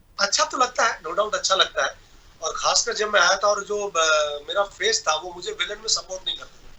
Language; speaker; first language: Hindi; non-native, local second language; Bhojpuri